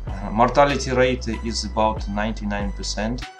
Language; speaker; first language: English; non-native, learner; Russian